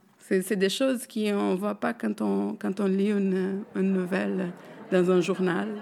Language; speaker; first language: French; non-native, fluent; Portuguese